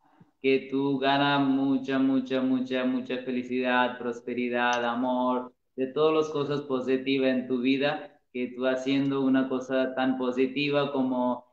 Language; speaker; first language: Spanish; non-native, learner; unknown